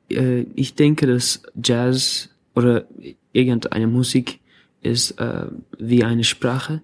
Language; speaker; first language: German; non-native, fluent; Turkish